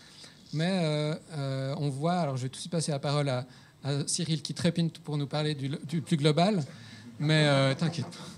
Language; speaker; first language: French; native; French